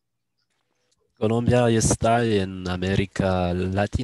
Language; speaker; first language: Spanish; non-native, learner; Malagasy